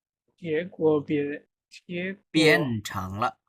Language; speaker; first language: Chinese; non-native, learner; Bangla